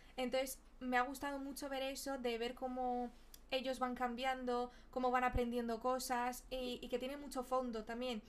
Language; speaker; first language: Spanish; early bilingual, other home language; Portuguese